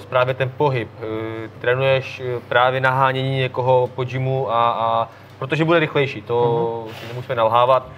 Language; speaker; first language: Czech; native; Czech